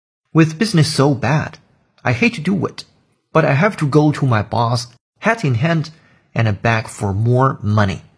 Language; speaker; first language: English; non-native, fluent; Chinese